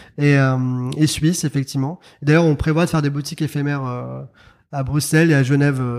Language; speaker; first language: French; early bilingual, other home language; Arabic